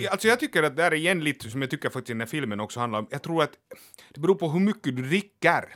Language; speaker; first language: Swedish; native; Swedish